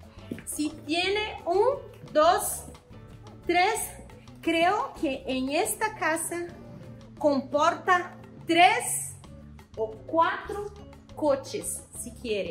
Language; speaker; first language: Spanish; non-native, learner; Portuguese